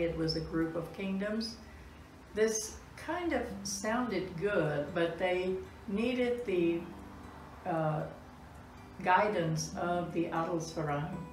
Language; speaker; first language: English; early bilingual, other home language; German